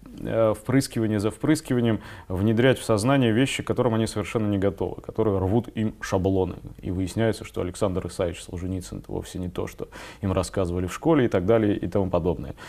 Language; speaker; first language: Russian; native; Russian